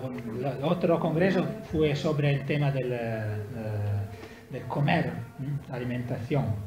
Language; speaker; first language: Spanish; non-native, learner; Italian